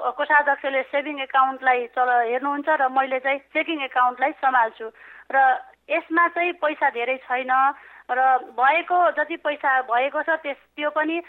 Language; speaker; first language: Nepali; native; Nepali